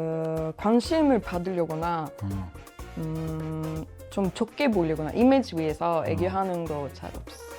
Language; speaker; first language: Korean; non-native, fluent; Swedish